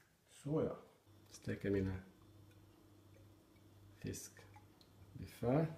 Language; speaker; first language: Swedish; non-native, learner; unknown